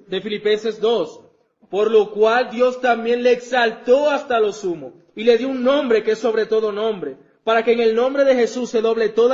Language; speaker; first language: Spanish; native; Spanish